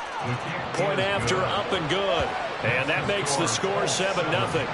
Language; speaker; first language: English; native; English